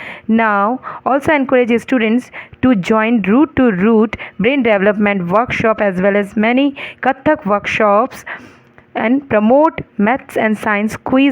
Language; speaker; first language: English; non-native, local second language; Hindi